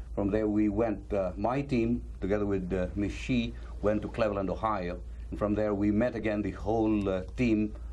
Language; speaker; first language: English; non-native, local second language; Cebuano